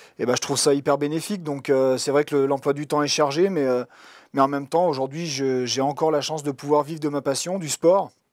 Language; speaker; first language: French; native; French